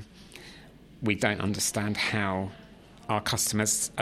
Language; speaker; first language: English; native; English